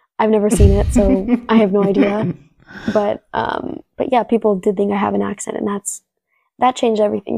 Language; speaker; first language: English; early bilingual, other home language; Spanish